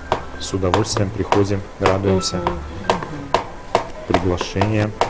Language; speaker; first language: Russian; native; Russian